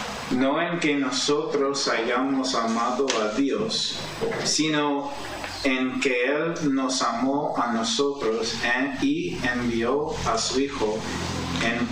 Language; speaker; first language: Spanish; non-native, fluent; English